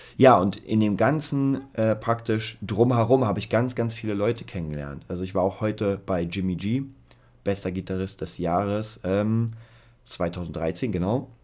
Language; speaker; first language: German; early bilingual, other home language; Polish